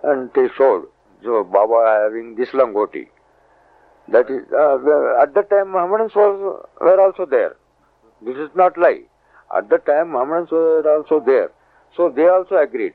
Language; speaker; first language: English; non-native, local second language; Marathi